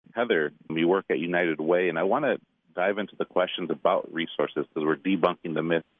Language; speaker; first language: English; native; English